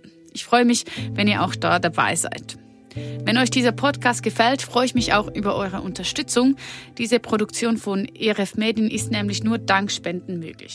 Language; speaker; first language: German; native; German